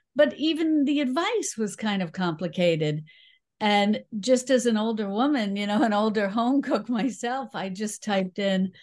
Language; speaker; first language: English; native; English